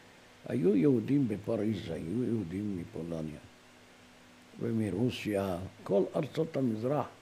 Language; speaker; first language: Hebrew; non-native, fluent; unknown